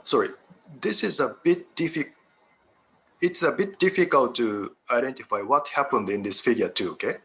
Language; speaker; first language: English; non-native, fluent; Japanese